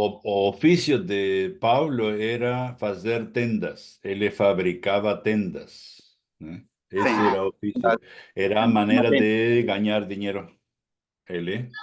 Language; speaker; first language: Portuguese; non-native, fluent; Spanish